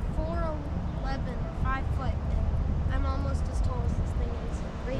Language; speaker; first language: English; native; English